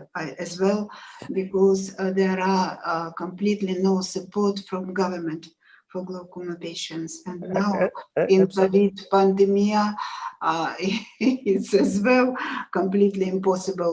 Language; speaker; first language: English; non-native, learner; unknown